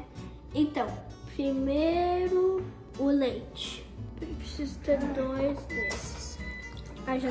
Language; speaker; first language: Portuguese; early bilingual, heritage; English